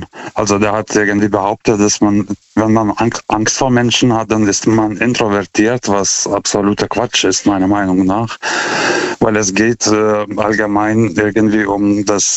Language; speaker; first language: German; non-native, fluent; Lithuanian